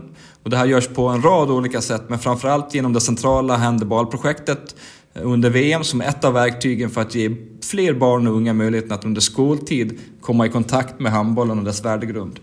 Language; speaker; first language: Swedish; native; Swedish